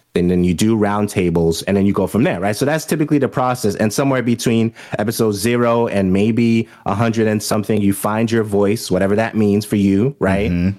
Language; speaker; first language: English; early bilingual, other home language; Haitian Creole